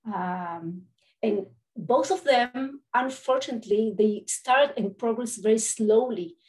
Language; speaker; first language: English; non-native, fluent; Hebrew